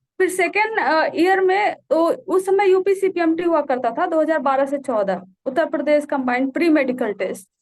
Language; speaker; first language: Hindi; native; Hindi